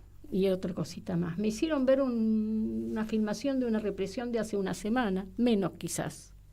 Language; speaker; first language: Spanish; native; Spanish